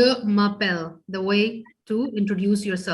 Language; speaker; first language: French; non-native, fluent; Hindi